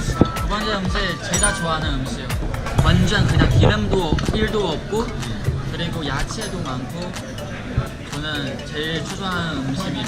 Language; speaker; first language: Korean; non-native, learner; Chinese